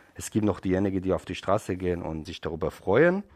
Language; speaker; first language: German; non-native, fluent; Hebrew